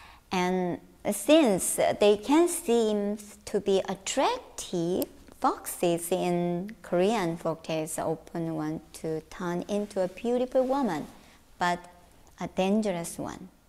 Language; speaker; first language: English; non-native, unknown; Korean